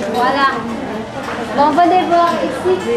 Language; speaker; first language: French; non-native, fluent; Vietnamese